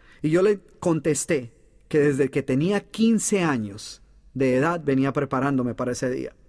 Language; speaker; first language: Spanish; native; Spanish